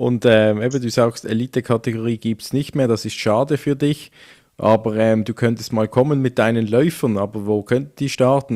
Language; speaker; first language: German; native; German